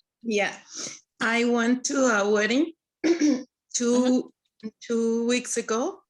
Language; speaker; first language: English; non-native, learner; Spanish